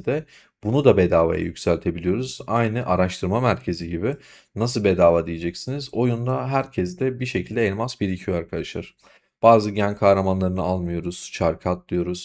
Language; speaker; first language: Turkish; native; Turkish